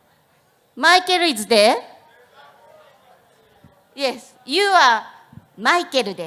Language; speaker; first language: English; non-native, learner; Japanese